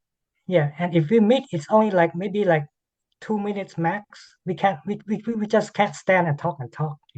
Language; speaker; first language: English; non-native, learner; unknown